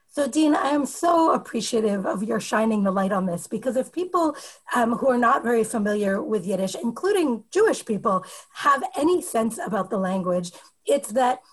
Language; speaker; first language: English; native; English